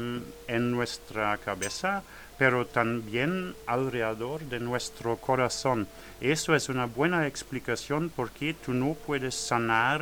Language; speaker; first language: Spanish; non-native, learner; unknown